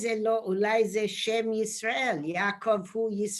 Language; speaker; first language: Hebrew; non-native, learner; English